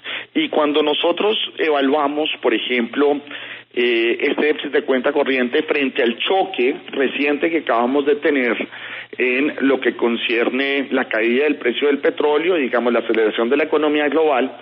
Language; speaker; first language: Spanish; native; Spanish